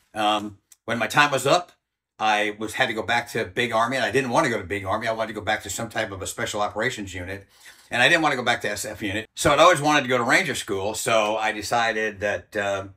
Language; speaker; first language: English; native; English